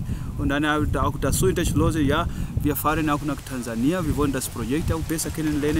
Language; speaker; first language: German; non-native, fluent; Swahili